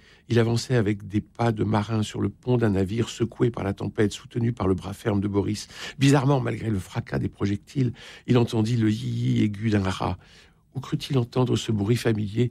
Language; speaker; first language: French; native; French